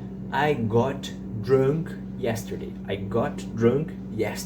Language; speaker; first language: English; non-native, fluent; Portuguese